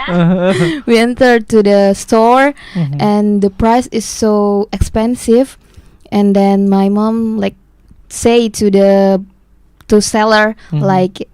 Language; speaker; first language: English; non-native, learner; Indonesian